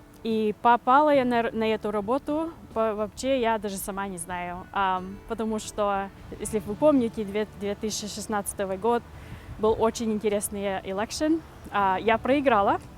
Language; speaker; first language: Russian; early bilingual, heritage; Russian